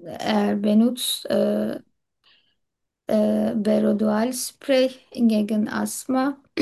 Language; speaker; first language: German; non-native, learner; Turkish